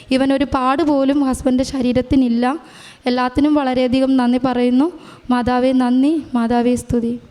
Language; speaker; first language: Malayalam; native; Malayalam